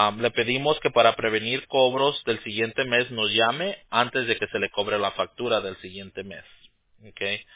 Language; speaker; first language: Spanish; early bilingual, heritage; Spanish